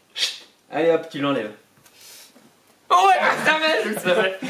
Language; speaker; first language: French; native; French